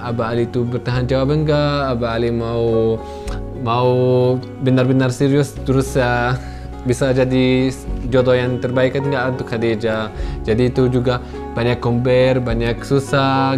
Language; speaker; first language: Indonesian; non-native, fluent; Arabic